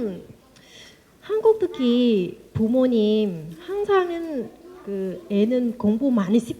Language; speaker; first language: Korean; non-native, learner; Vietnamese